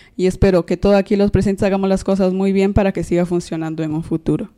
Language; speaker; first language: Spanish; native; Spanish